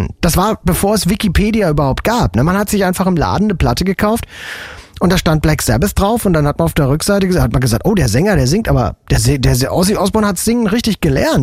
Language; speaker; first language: German; native; German